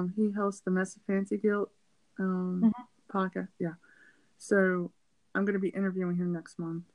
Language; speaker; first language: English; native; English